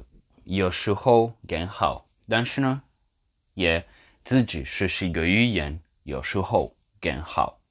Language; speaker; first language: Chinese; non-native, fluent; English